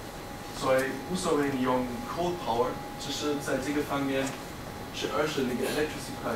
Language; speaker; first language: Chinese; non-native, fluent; German